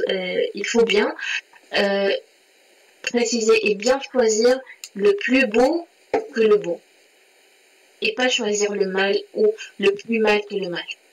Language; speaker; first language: French; non-native, learner; Arabic